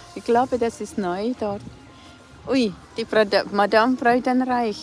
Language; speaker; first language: German; non-native, learner; Cebuano